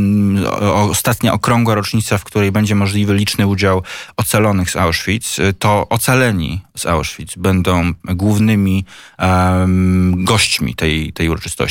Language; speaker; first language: Polish; native; Polish